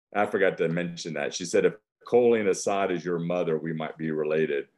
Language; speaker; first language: English; native; English